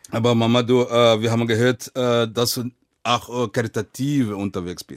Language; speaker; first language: German; non-native, fluent; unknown